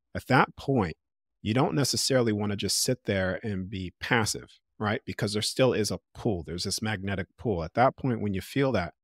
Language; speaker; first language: English; native; English